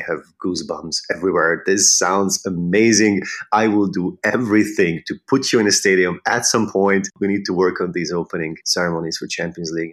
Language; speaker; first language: English; non-native, fluent; Hungarian